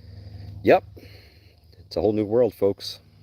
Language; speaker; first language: English; native; English